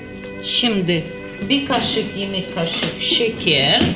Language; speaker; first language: Turkish; non-native, learner; Russian